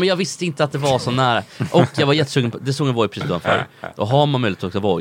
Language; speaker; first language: Swedish; native; Swedish